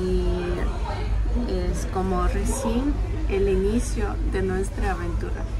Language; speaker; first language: Spanish; non-native, fluent; Ukrainian